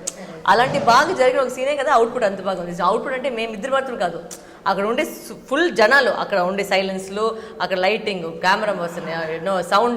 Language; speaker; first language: Telugu; non-native, local second language; Tamil